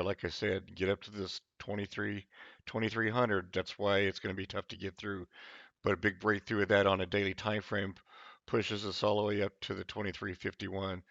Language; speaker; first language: English; native; English